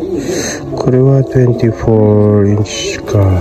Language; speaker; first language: Japanese; non-native, fluent; Filipino